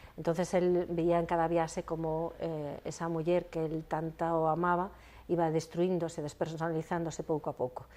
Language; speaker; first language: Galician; non-native, local second language; Spanish